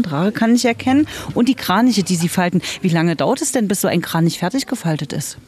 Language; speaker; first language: German; native; German